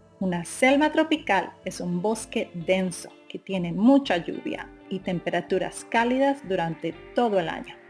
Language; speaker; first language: Spanish; native; Spanish